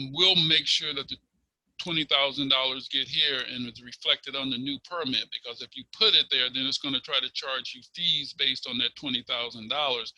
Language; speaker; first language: English; native; English